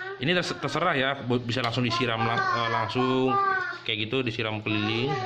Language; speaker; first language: Indonesian; native; Indonesian